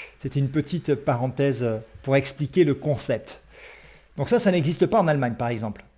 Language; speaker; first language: French; native; French